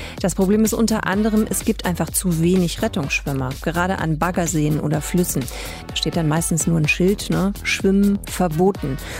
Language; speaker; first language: German; native; German